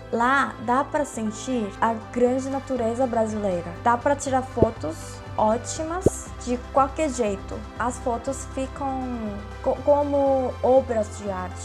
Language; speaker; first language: Portuguese; non-native, fluent; Korean